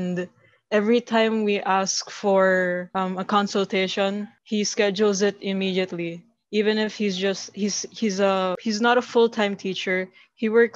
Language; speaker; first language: English; non-native, local second language; Filipino